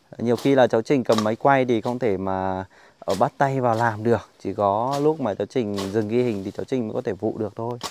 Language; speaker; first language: Vietnamese; non-native, local second language; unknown